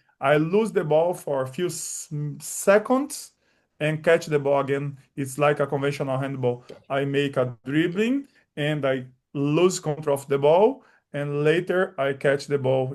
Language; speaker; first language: English; non-native, learner; Portuguese